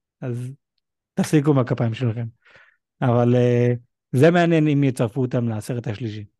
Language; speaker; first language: Hebrew; native; Hebrew